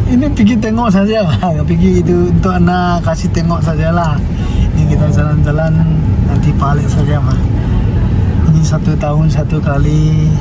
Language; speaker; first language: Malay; non-native, learner; Tedim Chin